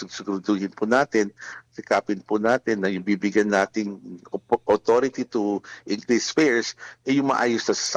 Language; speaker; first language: Filipino; native; Filipino